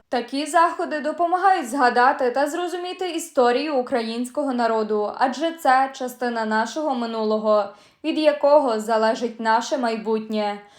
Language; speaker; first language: Ukrainian; native; Ukrainian